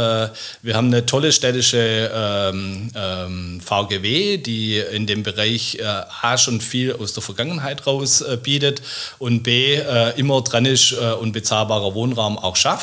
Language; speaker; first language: German; native; German